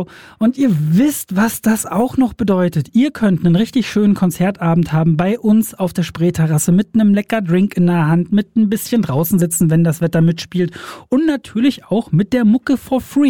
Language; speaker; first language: German; native; German